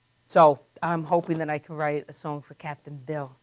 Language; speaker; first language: English; native; English